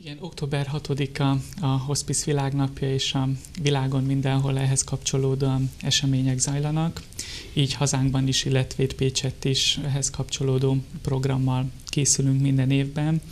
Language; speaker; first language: Hungarian; native; Hungarian